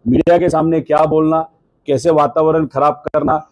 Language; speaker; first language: Hindi; non-native, local second language; Marathi